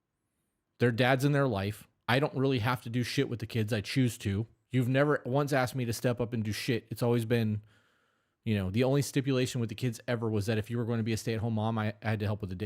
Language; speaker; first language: English; native; English